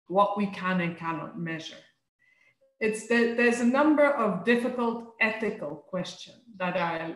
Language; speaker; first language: English; non-native, fluent; French